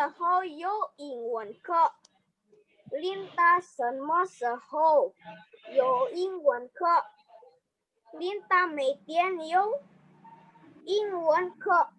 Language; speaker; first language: Chinese; non-native, learner; Indonesian